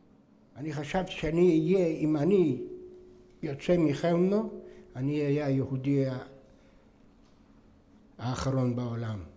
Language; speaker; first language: Hebrew; non-native, fluent; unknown